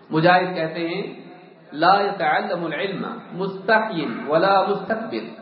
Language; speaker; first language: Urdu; native; Urdu